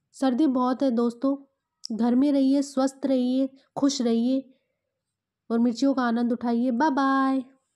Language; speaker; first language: Hindi; native; Hindi